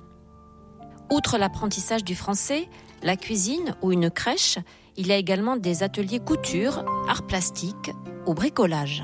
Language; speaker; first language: French; native; French